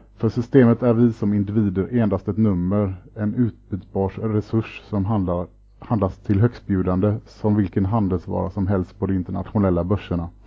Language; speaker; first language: Swedish; native; Swedish